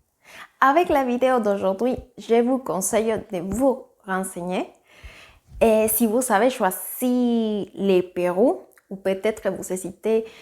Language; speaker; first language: French; non-native, fluent; Spanish